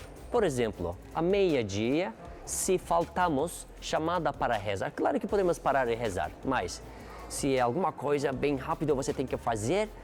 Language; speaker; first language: Portuguese; non-native, learner; Turkish